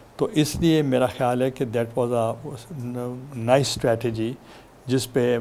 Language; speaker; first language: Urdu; non-native, local second language; Saraiki